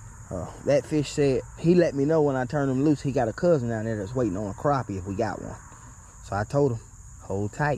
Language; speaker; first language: English; native; English